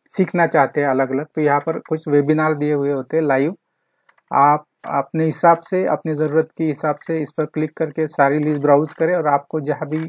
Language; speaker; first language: Hindi; non-native, local second language; Marathi